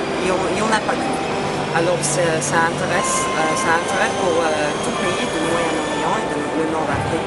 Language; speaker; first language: French; non-native, fluent; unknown